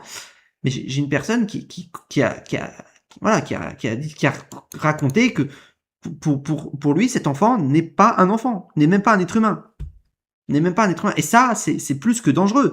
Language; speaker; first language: French; native; French